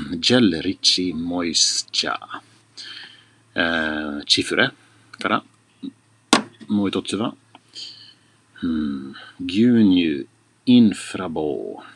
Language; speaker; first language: Japanese; non-native, learner; Swedish